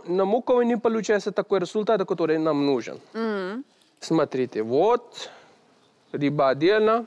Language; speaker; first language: Russian; non-native, learner; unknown